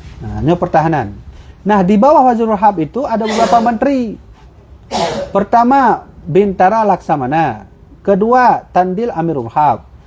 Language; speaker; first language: Malay; non-native, local second language; Achinese